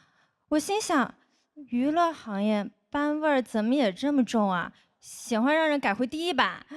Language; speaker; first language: Chinese; native; Chinese